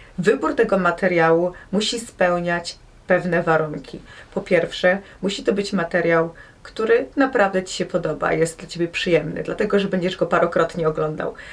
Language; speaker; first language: Polish; native; Polish